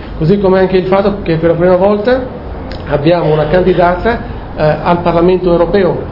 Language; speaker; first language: Italian; non-native, fluent; Albanian